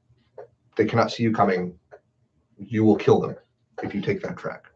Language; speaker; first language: English; native; English